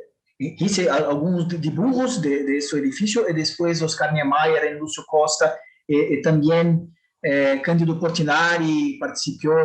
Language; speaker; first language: Spanish; non-native, fluent; Portuguese